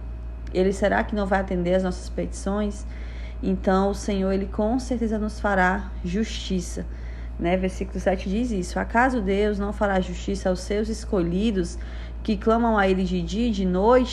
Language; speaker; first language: Portuguese; native; Portuguese